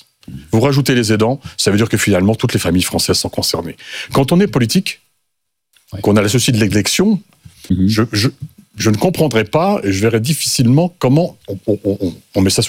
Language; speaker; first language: French; native; French